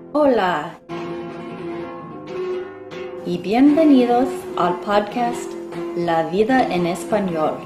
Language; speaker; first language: Spanish; non-native, fluent; English